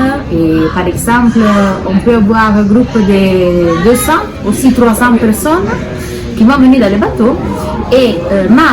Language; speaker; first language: French; non-native, fluent; Italian